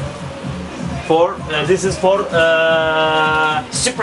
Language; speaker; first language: English; non-native, learner; Turkish